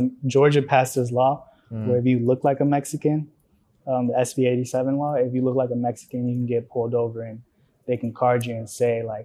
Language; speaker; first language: English; early bilingual, other home language; Spanish